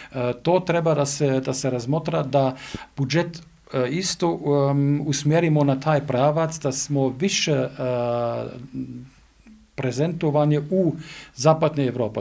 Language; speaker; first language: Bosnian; non-native, learner; German